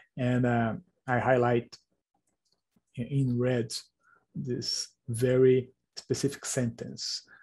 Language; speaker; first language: English; non-native, fluent; Portuguese